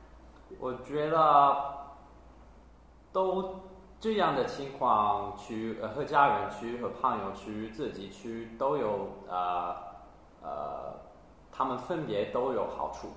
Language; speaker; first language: Chinese; non-native, fluent; English